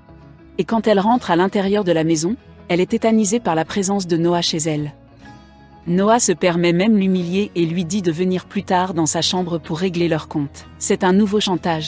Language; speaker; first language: French; non-native, local second language; Haitian Creole